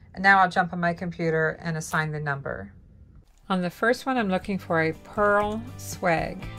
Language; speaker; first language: English; native; English